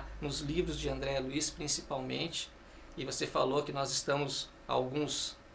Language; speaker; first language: Portuguese; native; Portuguese